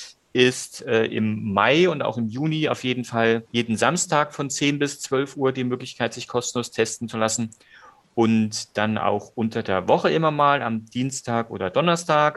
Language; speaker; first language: German; native; German